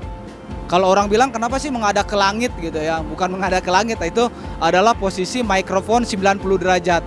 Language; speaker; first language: Indonesian; native; Indonesian